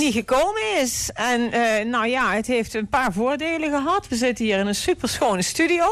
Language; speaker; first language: Dutch; native; Dutch